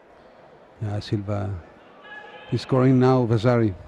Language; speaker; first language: English; non-native, fluent; Italian